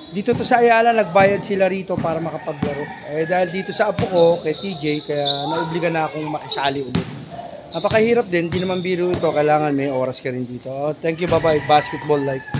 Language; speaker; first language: Filipino; native; Filipino